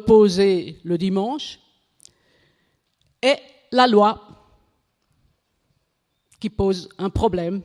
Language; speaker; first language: French; non-native, local second language; German